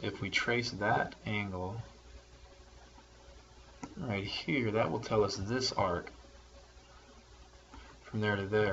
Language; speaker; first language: English; native; English